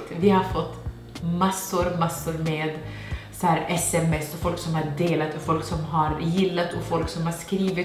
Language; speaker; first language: Swedish; non-native, fluent; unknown